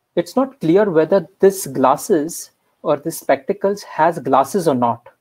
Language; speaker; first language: English; non-native, local second language; Marathi